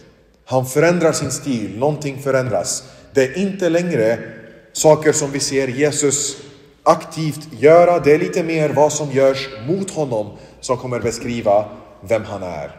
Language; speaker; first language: Swedish; non-native, local second language; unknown